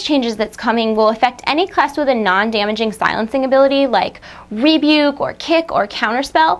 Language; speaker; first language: English; native; English